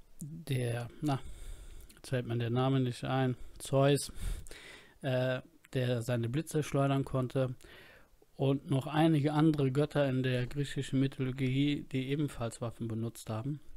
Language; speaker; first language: German; native; German